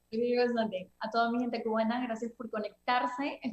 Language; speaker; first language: Spanish; early bilingual, heritage; Spanish